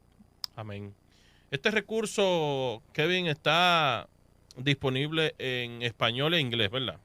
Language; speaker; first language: Spanish; native; Spanish